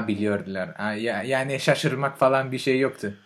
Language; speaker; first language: Turkish; non-native, fluent; French